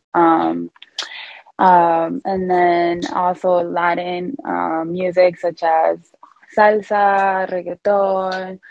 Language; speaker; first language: English; early bilingual, other home language; Spanish